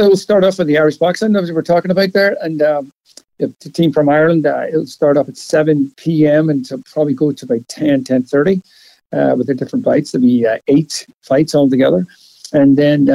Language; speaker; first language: English; native; English